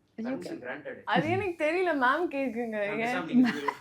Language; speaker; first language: Tamil; non-native, learner; Telugu